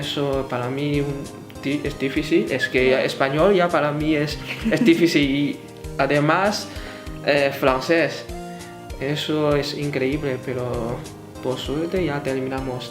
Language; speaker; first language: Spanish; non-native, fluent; Chinese